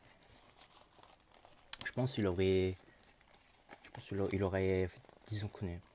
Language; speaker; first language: French; native; French